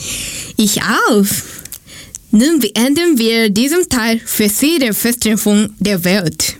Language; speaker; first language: German; non-native, learner; Japanese